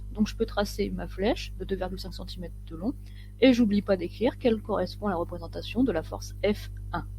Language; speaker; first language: French; native; French